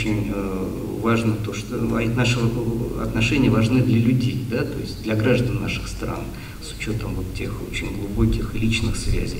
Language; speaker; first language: Russian; native; Russian